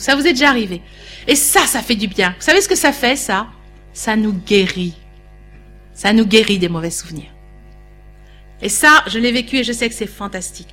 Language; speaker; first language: French; native; French